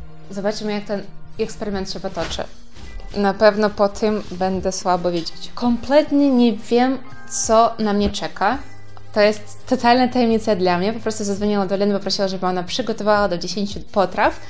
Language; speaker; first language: Polish; non-native, fluent; Russian